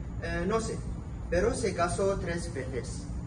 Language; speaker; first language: Spanish; non-native, learner; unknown